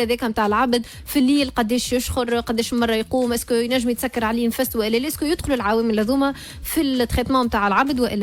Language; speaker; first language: Arabic; native; Arabic